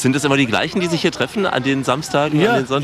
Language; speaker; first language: German; native; German